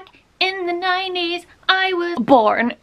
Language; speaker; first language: English; native; English